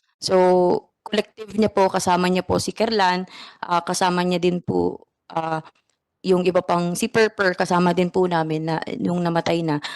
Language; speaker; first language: Filipino; non-native, local second language; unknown